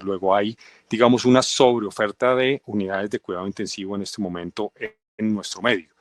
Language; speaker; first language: Spanish; native; Spanish